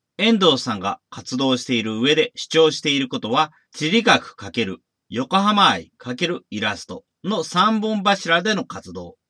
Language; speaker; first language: Japanese; native; Japanese